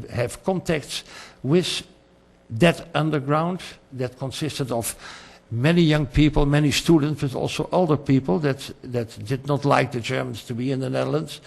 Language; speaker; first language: English; non-native, fluent; Dutch